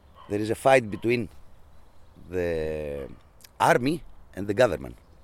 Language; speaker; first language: English; non-native, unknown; Greek